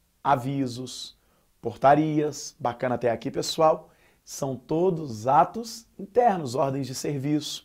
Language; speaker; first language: Portuguese; native; Portuguese